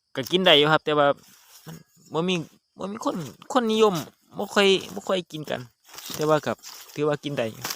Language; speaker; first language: Thai; native; Thai